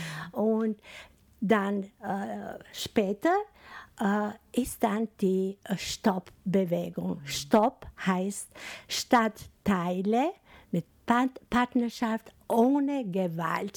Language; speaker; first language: German; non-native, fluent; Albanian